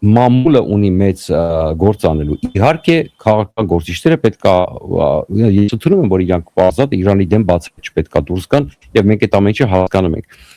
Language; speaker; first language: Armenian; native; Armenian